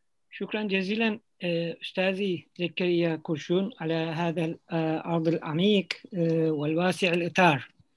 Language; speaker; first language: Arabic; non-native, fluent; Turkish